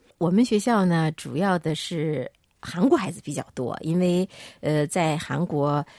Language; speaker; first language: Chinese; native; Chinese